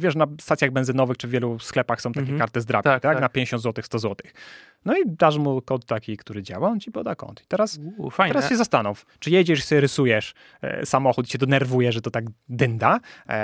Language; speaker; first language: Polish; native; Polish